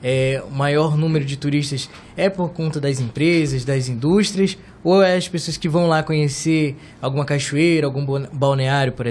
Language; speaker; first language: Portuguese; native; Portuguese